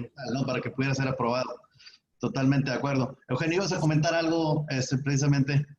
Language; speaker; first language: Spanish; native; Spanish